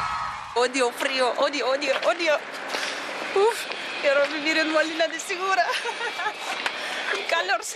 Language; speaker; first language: Spanish; non-native, learner; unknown